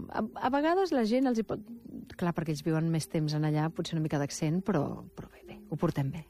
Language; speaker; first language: Catalan; non-native, local second language; Spanish